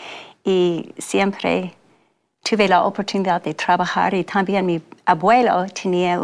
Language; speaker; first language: Spanish; non-native, fluent; English